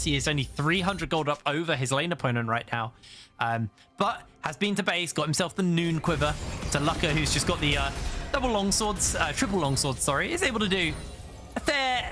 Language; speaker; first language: English; native; English